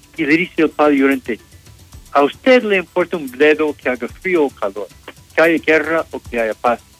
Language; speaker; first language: Spanish; non-native, fluent; English